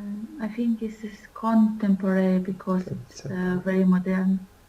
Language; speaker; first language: English; non-native, learner; Russian